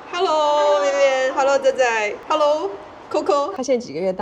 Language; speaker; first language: Chinese; native; Chinese